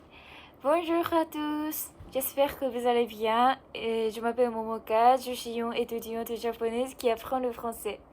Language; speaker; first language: French; non-native, learner; Japanese